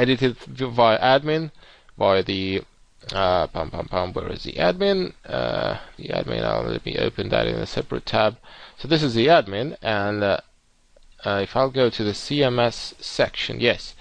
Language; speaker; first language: English; non-native, fluent; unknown